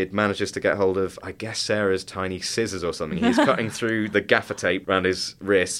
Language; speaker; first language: English; native; English